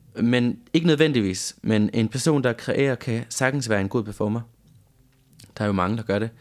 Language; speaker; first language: Danish; non-native, fluent; Spanish